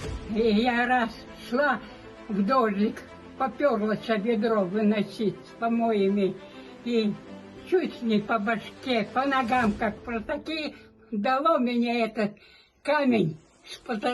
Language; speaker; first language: Russian; native; Russian